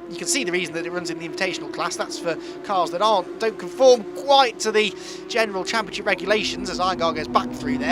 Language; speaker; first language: English; native; English